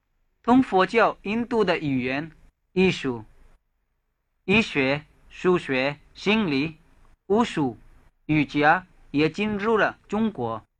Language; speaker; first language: Chinese; non-native, fluent; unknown